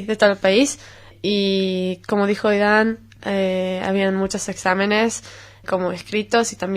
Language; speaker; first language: Spanish; non-native, fluent; Hebrew